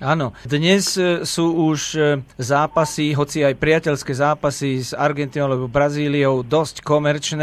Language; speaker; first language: Slovak; native; Slovak